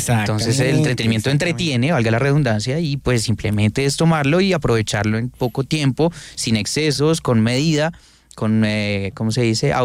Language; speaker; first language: Spanish; native; Spanish